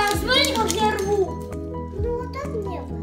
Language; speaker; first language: Russian; early bilingual, heritage; Russian